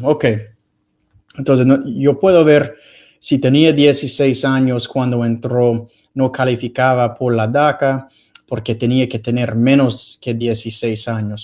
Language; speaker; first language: Spanish; non-native, fluent; English